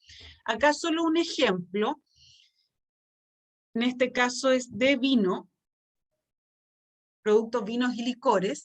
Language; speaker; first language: Spanish; native; Spanish